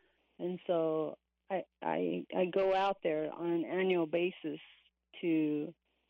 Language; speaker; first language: English; native; English